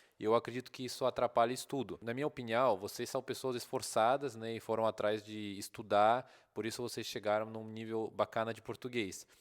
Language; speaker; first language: Portuguese; non-native, fluent; Russian